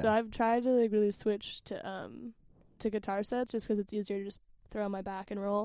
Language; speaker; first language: English; native; English